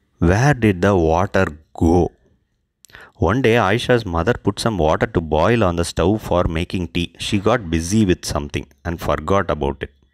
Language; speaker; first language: English; non-native, local second language; Tamil